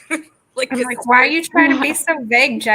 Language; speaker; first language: English; native; English